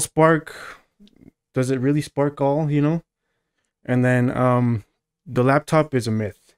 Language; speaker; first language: English; native; English